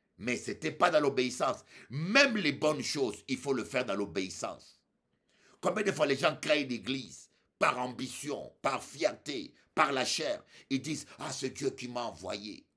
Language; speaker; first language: French; non-native, local second language; Lingala